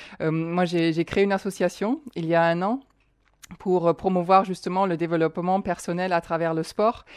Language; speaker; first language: French; non-native, fluent; German